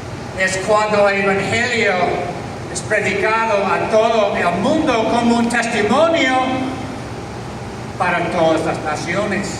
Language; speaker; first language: Spanish; non-native, fluent; English